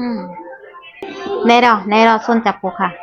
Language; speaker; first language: Korean; non-native, learner; Vietnamese